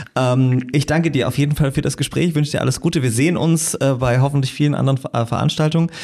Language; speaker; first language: German; native; German